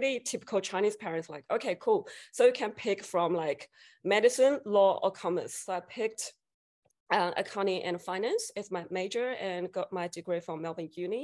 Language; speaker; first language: English; non-native, fluent; Chinese